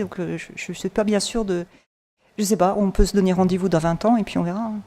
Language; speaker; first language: French; native; French